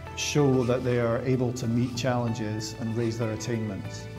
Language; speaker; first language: English; native; English